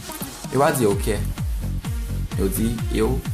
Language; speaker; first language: Portuguese; non-native, learner; Haitian Creole